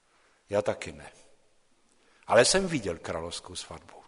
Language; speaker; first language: Czech; non-native, local second language; Polish